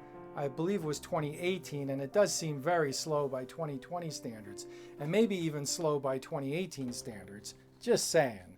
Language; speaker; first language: English; native; English